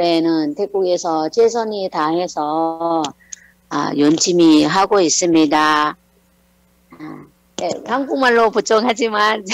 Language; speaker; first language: Korean; non-native, learner; Thai